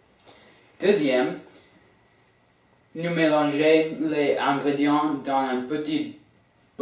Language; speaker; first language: French; non-native, learner; English